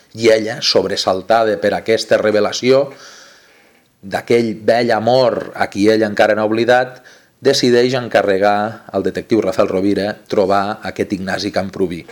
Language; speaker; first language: Catalan; native; Catalan